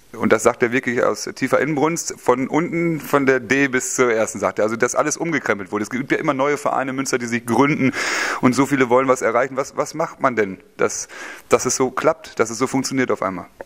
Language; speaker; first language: German; native; German